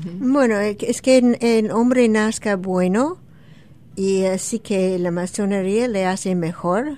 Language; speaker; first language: Spanish; non-native, fluent; English